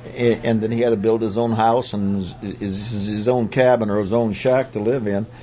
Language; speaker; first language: English; native; English